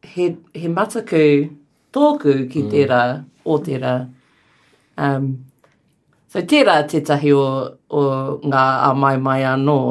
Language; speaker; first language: Māori; non-native, learner; English